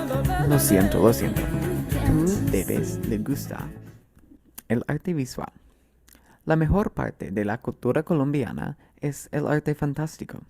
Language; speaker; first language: Spanish; non-native, learner; English